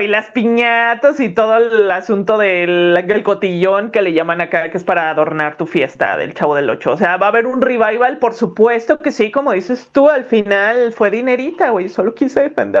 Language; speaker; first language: Spanish; native; Spanish